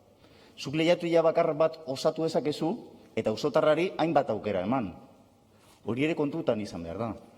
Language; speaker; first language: Basque; non-native, local second language; Spanish